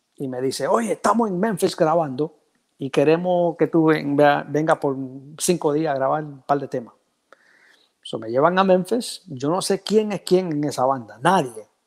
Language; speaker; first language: Spanish; early bilingual, heritage; Spanish